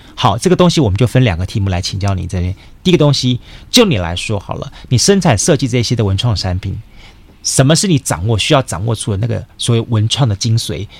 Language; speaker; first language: Chinese; native; Chinese